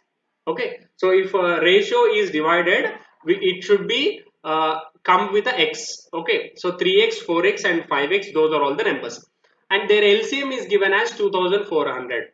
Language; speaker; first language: English; non-native, local second language; Telugu